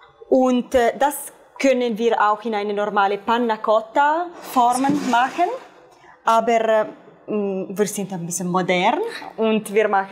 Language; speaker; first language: German; non-native, fluent; Italian